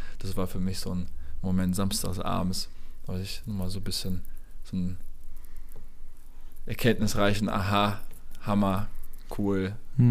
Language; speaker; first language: German; native; German